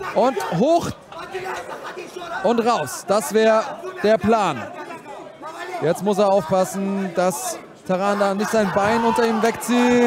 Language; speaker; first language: German; native; German